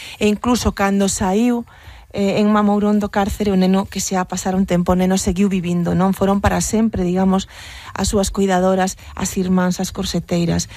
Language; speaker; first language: Galician; native; Galician